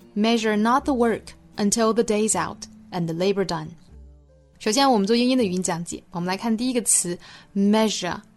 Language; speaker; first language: Chinese; native; Chinese